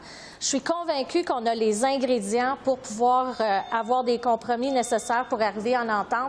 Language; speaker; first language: French; native; French